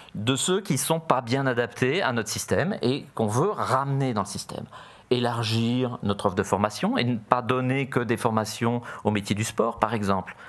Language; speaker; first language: French; native; French